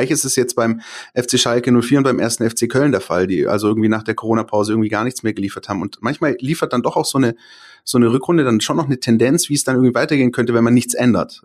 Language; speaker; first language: German; native; German